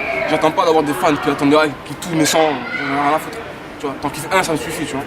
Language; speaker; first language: French; native; French